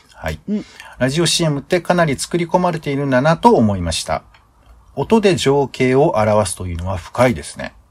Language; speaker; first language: Japanese; native; Japanese